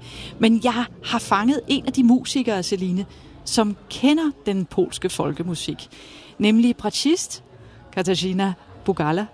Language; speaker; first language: Danish; native; Danish